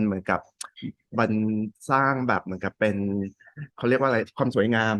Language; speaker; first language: Thai; early bilingual, heritage; Thai